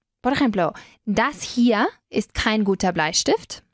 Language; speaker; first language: German; non-native, fluent; Spanish